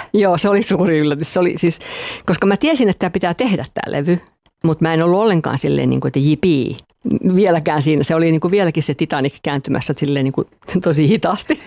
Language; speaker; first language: Finnish; non-native, local second language; Swedish